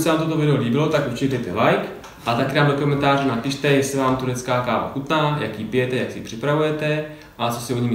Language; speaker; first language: Czech; native; Czech